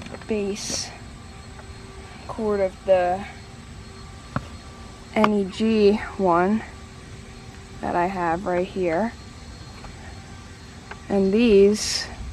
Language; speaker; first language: English; native; English